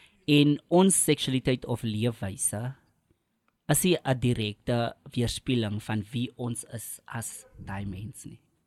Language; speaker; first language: Afrikaans; native; Afrikaans